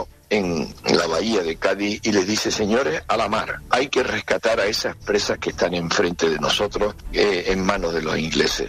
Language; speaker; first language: Spanish; native; Spanish